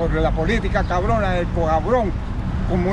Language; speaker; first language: Spanish; native; Spanish